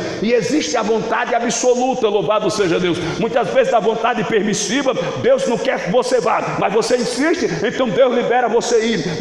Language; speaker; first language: Portuguese; native; Portuguese